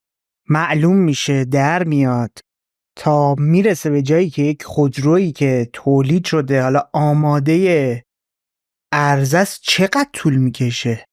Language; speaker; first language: Persian; native; Persian